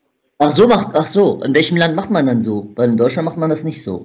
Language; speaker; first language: German; native; German